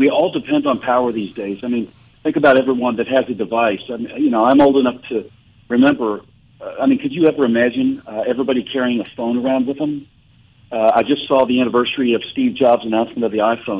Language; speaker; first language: English; native; English